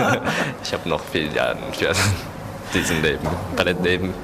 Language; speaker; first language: German; non-native, learner; Japanese